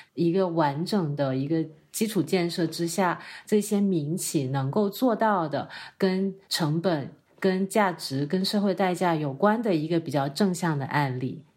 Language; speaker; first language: Chinese; non-native, local second language; Cantonese